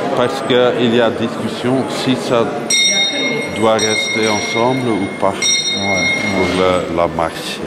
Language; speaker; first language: French; non-native, local second language; Dutch